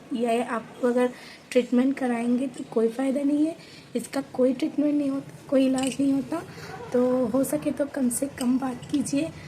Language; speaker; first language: Hindi; non-native, local second language; Bangla